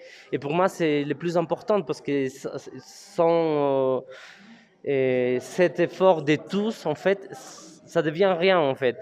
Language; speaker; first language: French; non-native, fluent; Spanish